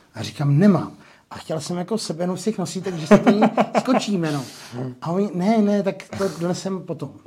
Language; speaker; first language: Czech; native; Czech